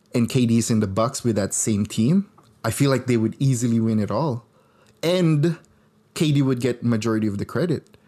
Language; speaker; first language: English; non-native, local second language; Filipino